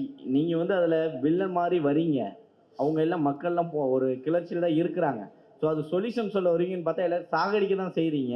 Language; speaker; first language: Tamil; native; Tamil